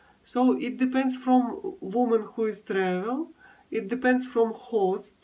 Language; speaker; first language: English; non-native, learner; Russian